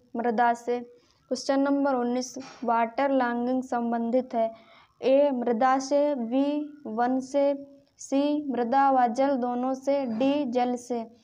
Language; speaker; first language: Hindi; native; Hindi